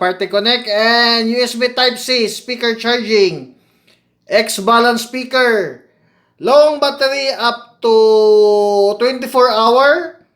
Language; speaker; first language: English; non-native, local second language; Filipino